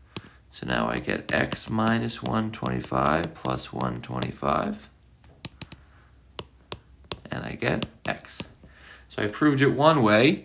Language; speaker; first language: English; native; English